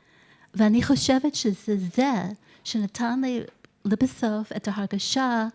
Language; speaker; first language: Hebrew; non-native, fluent; English